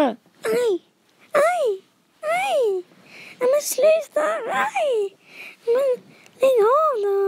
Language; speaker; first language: Swedish; native; Swedish